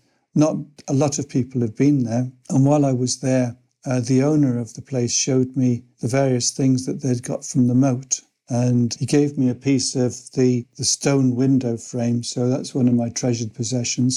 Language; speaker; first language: English; native; English